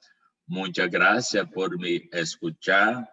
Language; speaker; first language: Portuguese; non-native, learner; Spanish